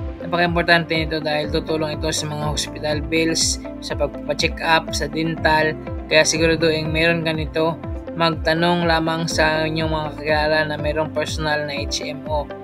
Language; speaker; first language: Filipino; non-native, local second language; Hiligaynon